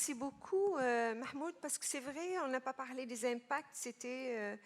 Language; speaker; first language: French; non-native, local second language; Arabic